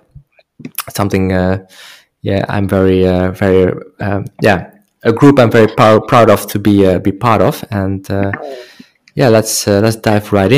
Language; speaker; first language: English; non-native, fluent; Dutch